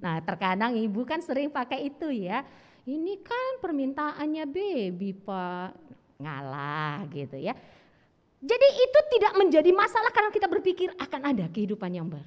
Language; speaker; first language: Indonesian; native; Indonesian